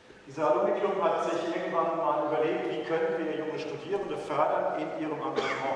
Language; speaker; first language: German; native; German